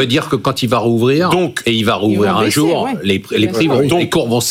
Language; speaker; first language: French; native; French